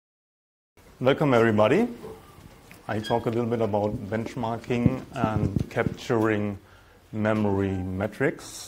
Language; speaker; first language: English; non-native, fluent; German